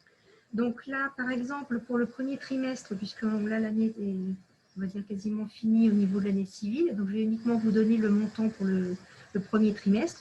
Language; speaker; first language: French; native; French